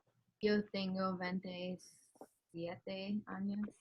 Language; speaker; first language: Spanish; non-native, learner; English